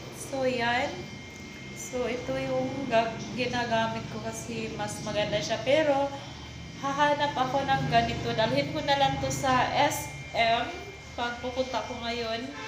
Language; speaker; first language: Filipino; non-native, local second language; Cebuano